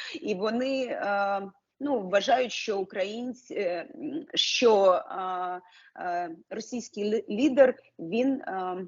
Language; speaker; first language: Ukrainian; non-native, local second language; Russian